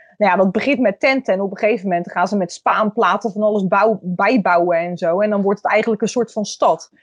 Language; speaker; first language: Dutch; native; Dutch